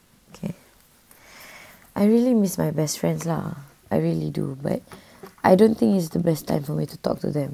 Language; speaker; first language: English; non-native, local second language; Malay